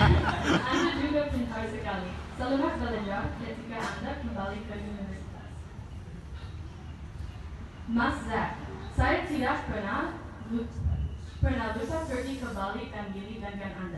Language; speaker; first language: Indonesian; non-native, learner; English